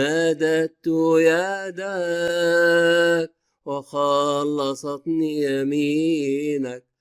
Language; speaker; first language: Arabic; native; Arabic